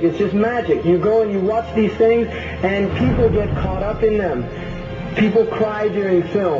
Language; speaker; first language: English; native; English